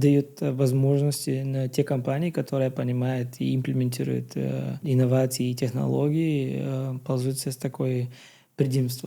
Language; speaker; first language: Russian; non-native, learner; Bulgarian